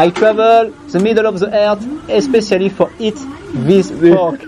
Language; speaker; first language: English; non-native, learner; French